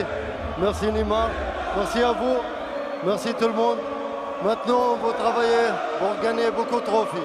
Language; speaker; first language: French; non-native, learner; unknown